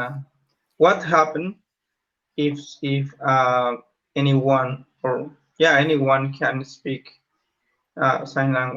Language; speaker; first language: English; non-native, learner; Spanish